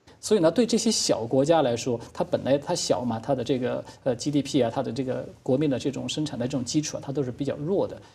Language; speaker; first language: Chinese; native; Chinese